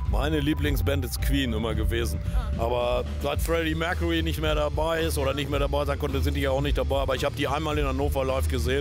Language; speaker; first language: German; native; German